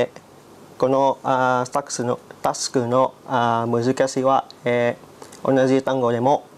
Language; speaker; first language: Japanese; non-native, learner; Vietnamese